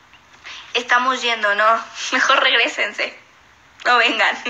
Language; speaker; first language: Spanish; native; Spanish